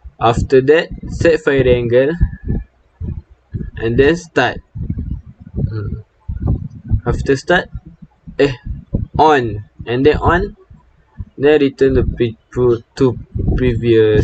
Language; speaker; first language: English; non-native, local second language; Malay